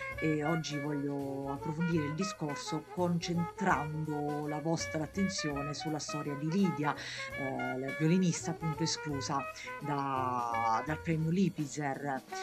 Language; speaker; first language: Italian; native; Italian